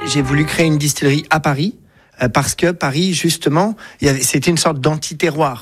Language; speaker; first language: French; native; French